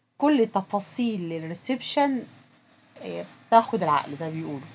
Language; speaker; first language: Arabic; native; Arabic